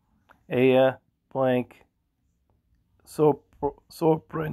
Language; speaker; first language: Spanish; non-native, learner; English